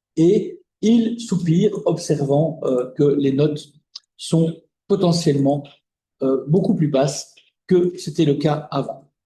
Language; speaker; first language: French; native; French